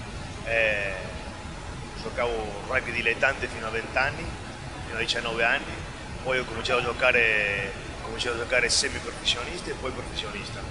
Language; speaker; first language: Italian; non-native, fluent; Spanish